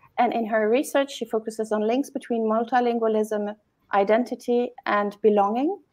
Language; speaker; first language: English; non-native, fluent; German